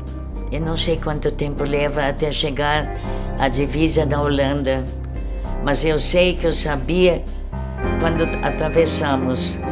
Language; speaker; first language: Portuguese; early bilingual, other home language; German